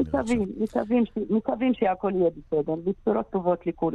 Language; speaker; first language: Hebrew; non-native, local second language; Arabic